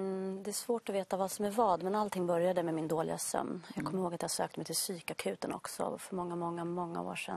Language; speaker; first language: Swedish; native; Swedish